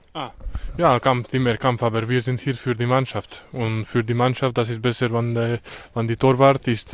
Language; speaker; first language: German; non-native, learner; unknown